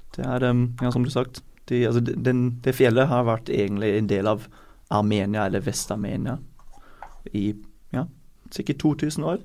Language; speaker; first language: Norwegian; non-native, fluent; German